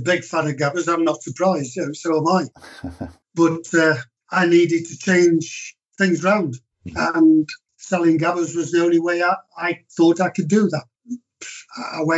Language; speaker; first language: English; native; English